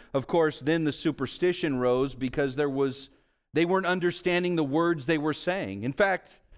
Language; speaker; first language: English; native; English